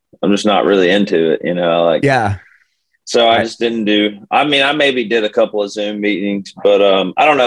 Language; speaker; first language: English; native; English